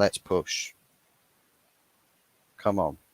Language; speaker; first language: English; native; English